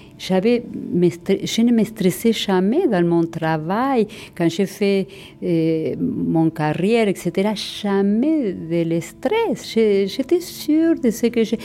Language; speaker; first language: French; non-native, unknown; Spanish